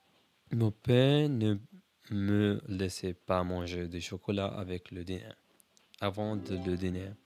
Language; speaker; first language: French; non-native, learner; English